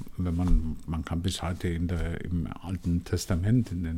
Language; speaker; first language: German; native; German